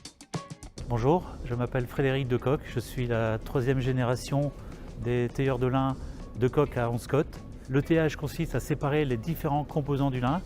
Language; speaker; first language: French; native; French